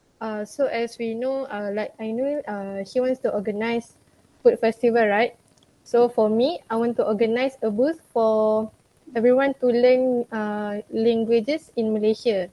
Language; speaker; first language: English; non-native, local second language; Malay